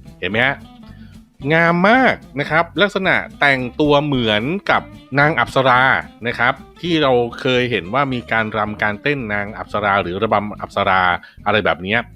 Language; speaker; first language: Thai; native; Thai